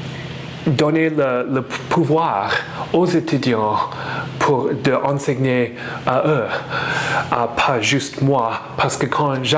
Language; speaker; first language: French; non-native, learner; English